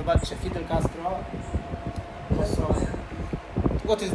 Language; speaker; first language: English; non-native, learner; Polish